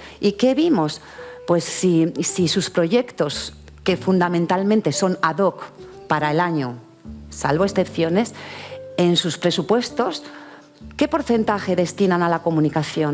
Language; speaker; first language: Spanish; native; Spanish